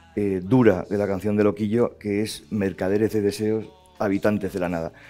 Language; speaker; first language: Spanish; native; Spanish